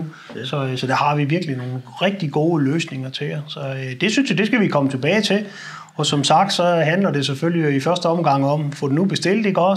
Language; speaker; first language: Danish; native; Danish